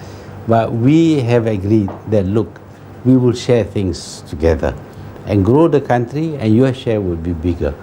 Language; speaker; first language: English; non-native, local second language; Malay